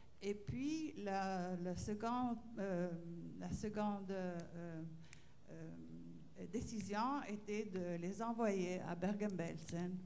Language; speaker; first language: French; non-native, fluent; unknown